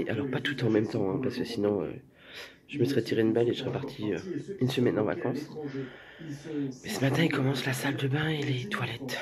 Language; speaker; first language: French; native; French